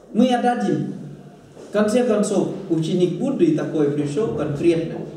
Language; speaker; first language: Russian; non-native, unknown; Thai